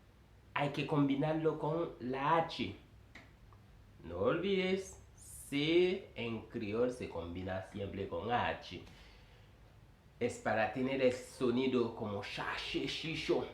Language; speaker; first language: Spanish; non-native, fluent; Haitian Creole